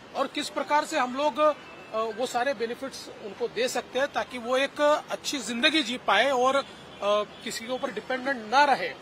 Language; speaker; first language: Hindi; non-native, local second language; Marathi